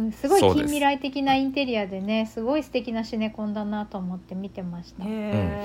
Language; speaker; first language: Japanese; native; Japanese